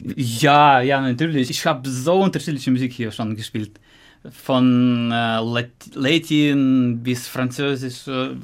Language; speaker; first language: German; non-native, learner; Russian